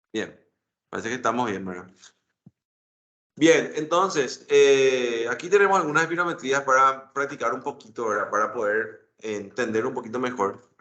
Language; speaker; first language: Spanish; native; Spanish